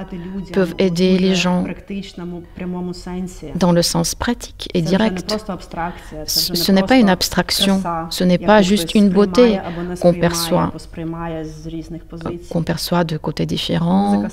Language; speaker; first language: French; non-native, fluent; Ukrainian